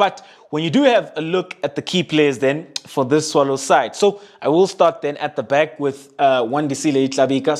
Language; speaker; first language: English; non-native, local second language; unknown